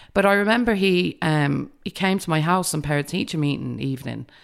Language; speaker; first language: English; native; English